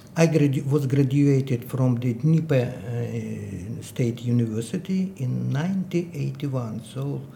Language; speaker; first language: English; non-native, fluent; Ukrainian